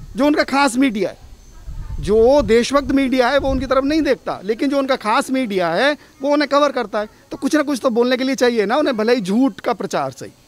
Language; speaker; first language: Hindi; native; Hindi